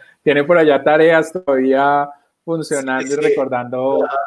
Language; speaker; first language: Spanish; native; Spanish